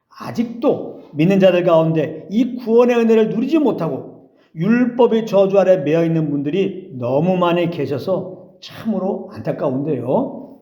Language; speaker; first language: Korean; native; Korean